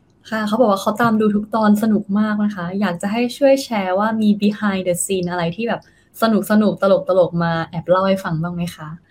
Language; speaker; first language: Thai; native; Thai